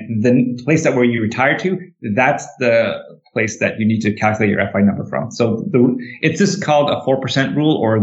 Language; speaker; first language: English; native; English